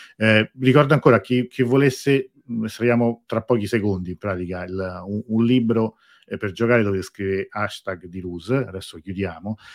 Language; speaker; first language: Italian; native; Italian